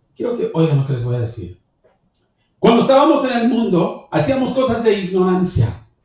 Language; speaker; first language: Spanish; early bilingual, heritage; Spanish